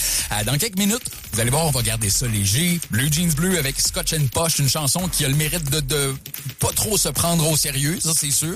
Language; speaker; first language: French; native; French